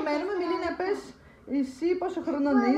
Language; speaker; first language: Greek; non-native, fluent; Russian